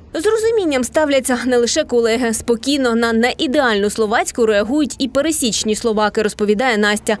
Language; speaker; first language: Ukrainian; native; Ukrainian